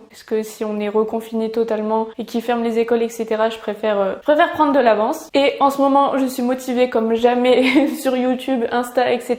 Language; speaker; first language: French; native; French